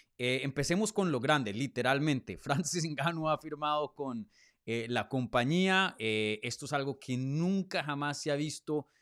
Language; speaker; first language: Spanish; native; Spanish